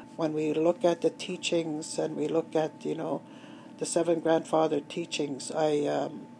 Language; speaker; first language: English; native; English